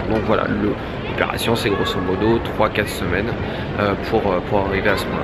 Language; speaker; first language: French; native; French